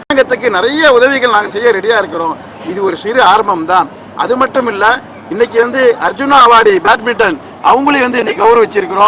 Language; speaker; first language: Tamil; non-native, local second language; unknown